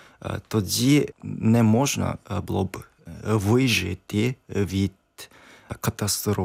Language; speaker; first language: Ukrainian; non-native, learner; Japanese